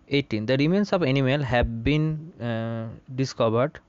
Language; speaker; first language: English; non-native, local second language; Bangla